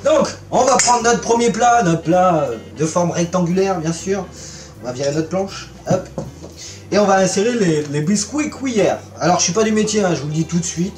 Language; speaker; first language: French; native; French